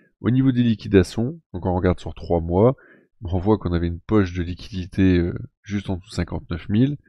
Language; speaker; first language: French; native; French